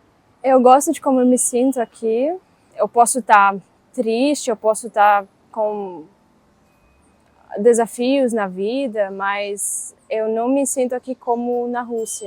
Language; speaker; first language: Portuguese; non-native, fluent; Russian